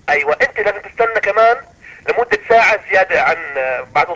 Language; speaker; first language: Arabic; native; Arabic